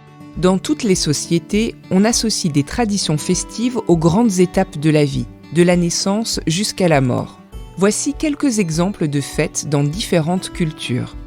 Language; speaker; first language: French; native; French